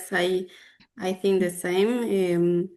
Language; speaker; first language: English; non-native, learner; Spanish